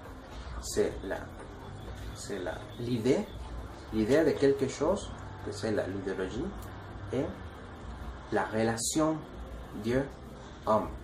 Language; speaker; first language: French; non-native, learner; Spanish